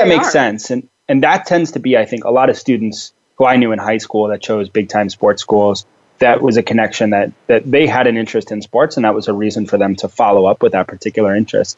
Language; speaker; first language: English; native; English